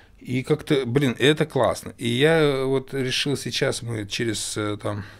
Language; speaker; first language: Russian; native; Russian